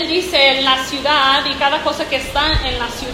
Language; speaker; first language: Spanish; non-native, learner; English